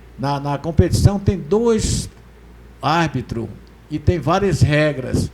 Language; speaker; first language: Portuguese; native; Portuguese